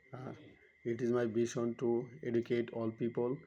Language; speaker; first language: English; non-native, learner; Bangla